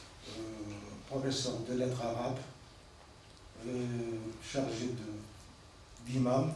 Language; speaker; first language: French; non-native, local second language; Arabic